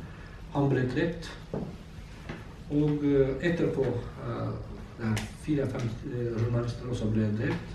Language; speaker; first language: Norwegian; non-native, learner; Azerbaijani